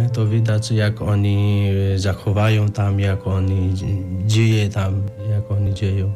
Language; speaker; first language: Polish; non-native, learner; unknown